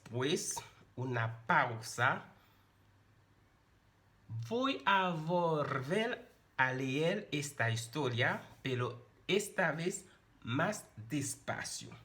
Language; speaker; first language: Spanish; non-native, fluent; Haitian Creole